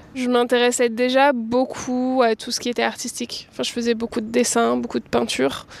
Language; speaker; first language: French; native; French